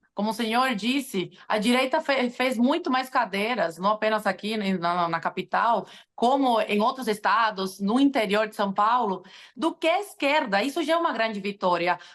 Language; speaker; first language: Portuguese; non-native, fluent; Spanish